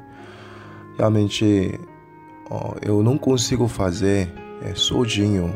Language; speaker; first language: Portuguese; non-native, fluent; Korean